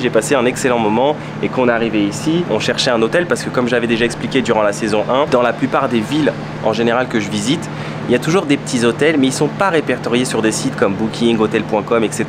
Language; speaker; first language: French; native; French